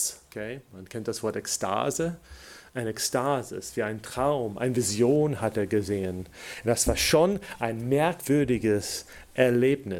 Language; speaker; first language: German; non-native, fluent; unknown